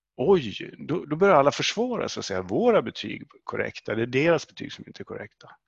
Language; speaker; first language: Swedish; native; Swedish